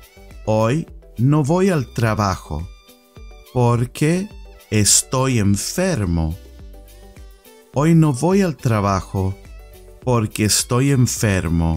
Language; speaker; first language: Spanish; non-native, fluent; English